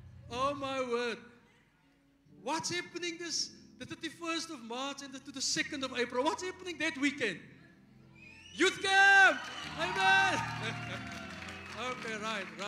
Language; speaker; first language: English; non-native, local second language; Afrikaans